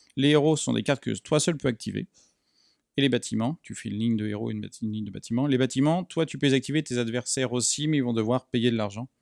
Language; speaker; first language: French; native; French